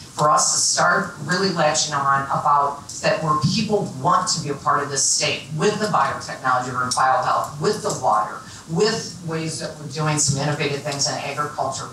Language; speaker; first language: English; native; English